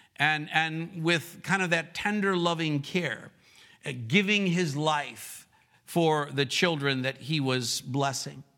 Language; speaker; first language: English; native; English